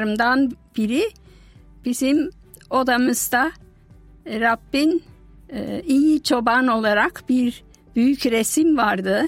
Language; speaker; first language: Turkish; non-native, fluent; German